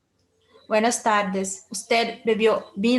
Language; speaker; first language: Spanish; non-native, learner; Portuguese